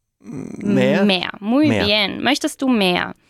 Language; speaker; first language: German; non-native, fluent; Spanish